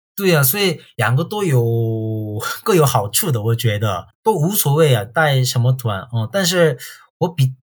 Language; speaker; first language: Chinese; non-native, fluent; Korean